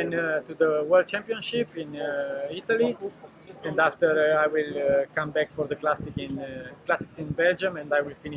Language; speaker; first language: English; non-native, learner; Romanian